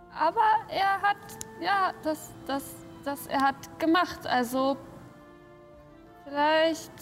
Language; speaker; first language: German; non-native, learner; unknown